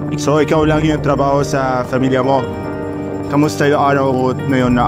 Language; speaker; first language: Filipino; non-native, learner; Arabic